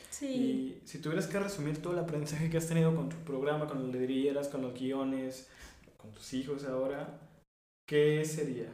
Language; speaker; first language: Spanish; native; Spanish